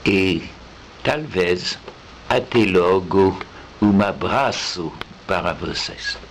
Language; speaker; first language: Portuguese; non-native, fluent; French